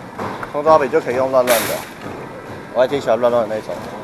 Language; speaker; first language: Chinese; native; Chinese